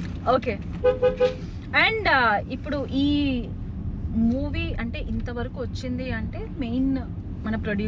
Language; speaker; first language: Telugu; native; Telugu